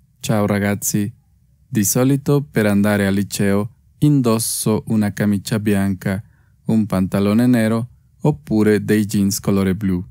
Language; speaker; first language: Italian; non-native, fluent; Spanish